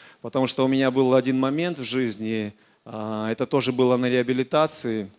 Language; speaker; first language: Russian; native; Russian